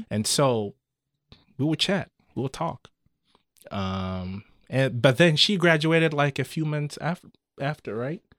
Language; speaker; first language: English; non-native, local second language; Akan